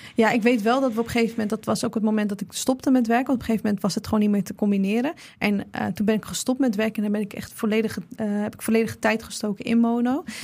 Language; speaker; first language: Dutch; early bilingual, other home language; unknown